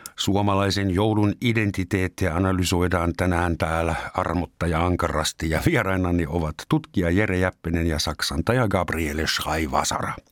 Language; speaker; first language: Finnish; non-native, fluent; German